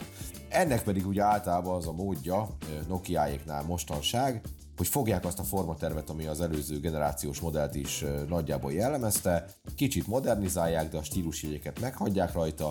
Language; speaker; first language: Hungarian; native; Hungarian